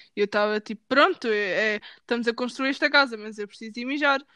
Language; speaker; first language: Portuguese; early bilingual, heritage; Portuguese